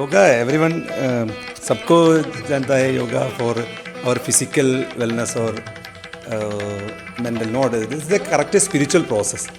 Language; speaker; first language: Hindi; non-native, local second language; Malayalam